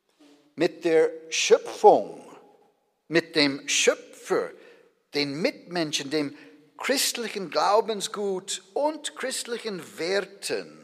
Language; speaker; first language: German; non-native, fluent; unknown